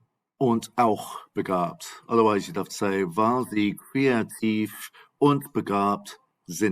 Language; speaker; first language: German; non-native, fluent; English